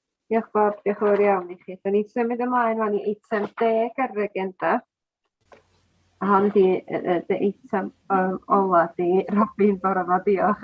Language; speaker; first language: Welsh; native; Welsh